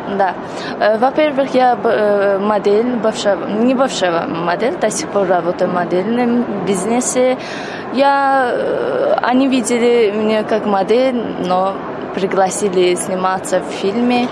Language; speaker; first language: Russian; non-native, local second language; Azerbaijani